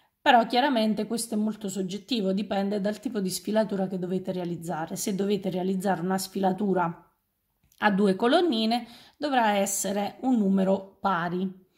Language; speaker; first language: Italian; native; Italian